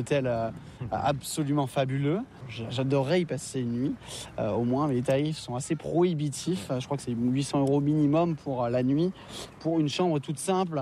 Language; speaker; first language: French; native; French